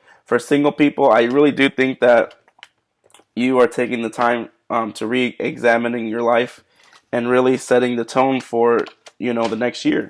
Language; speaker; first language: English; native; English